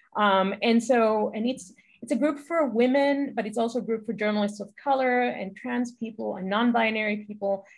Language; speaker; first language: English; non-native, fluent; Hebrew